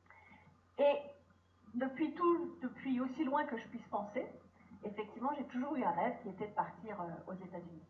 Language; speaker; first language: French; native; French